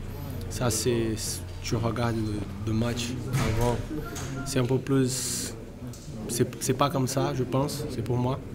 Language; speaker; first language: French; non-native, learner; Portuguese